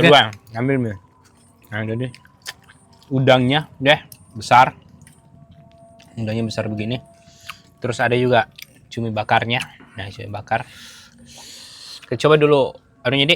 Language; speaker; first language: Malay; native; Malay